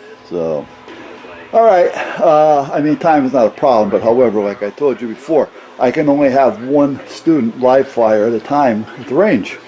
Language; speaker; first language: English; native; English